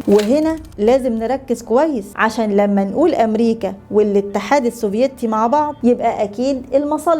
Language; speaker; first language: Arabic; native; Arabic